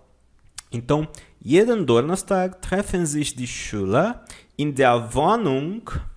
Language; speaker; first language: German; non-native, fluent; Portuguese